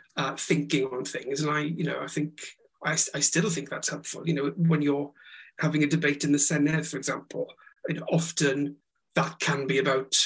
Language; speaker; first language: English; non-native, local second language; Welsh